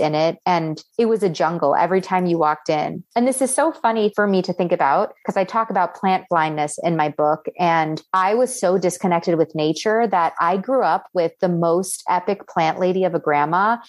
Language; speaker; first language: English; early bilingual, other home language; Italian